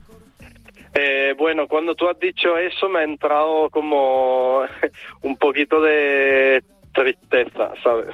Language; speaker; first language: Spanish; non-native, fluent; Italian